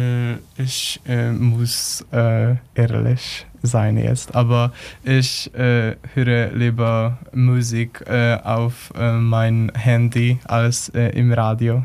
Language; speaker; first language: German; non-native, learner; Polish